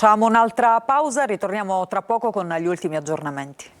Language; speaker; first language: Italian; native; Italian